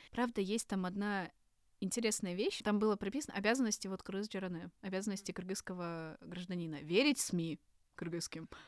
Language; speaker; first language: Russian; native; Russian